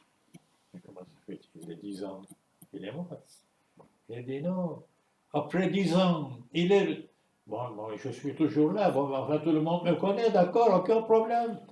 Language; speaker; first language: French; non-native, fluent; Turkish